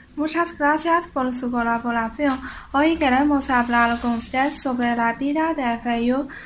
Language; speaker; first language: Spanish; non-native, learner; Chinese